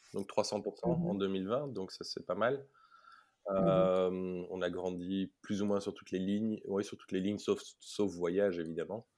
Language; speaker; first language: French; native; French